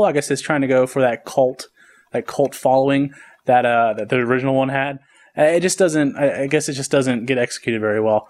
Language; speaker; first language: English; native; English